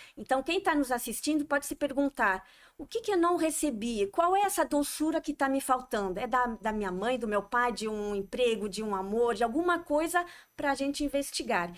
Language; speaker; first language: Portuguese; non-native, fluent; French